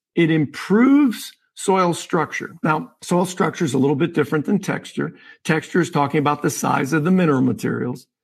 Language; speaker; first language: English; native; English